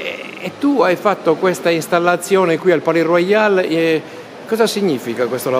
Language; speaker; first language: Italian; native; Italian